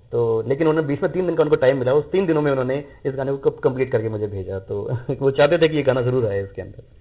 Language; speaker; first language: Hindi; non-native, local second language; Malayalam